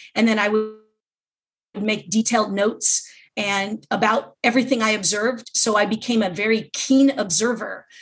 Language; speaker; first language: English; native; English